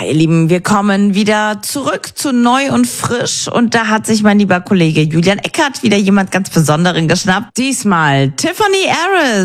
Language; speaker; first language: German; native; German